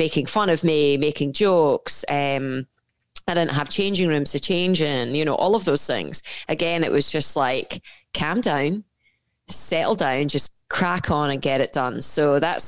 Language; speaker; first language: English; native; English